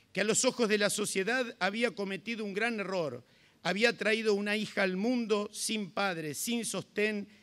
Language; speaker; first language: Spanish; native; Spanish